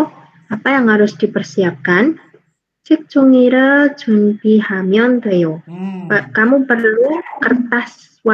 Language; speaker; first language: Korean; non-native, learner; Indonesian